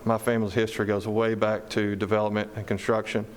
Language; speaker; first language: English; native; English